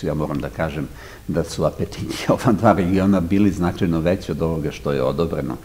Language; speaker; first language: Serbian; native; Serbian